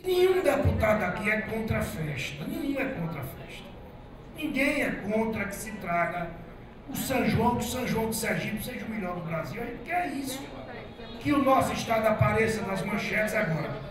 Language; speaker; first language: Portuguese; native; Portuguese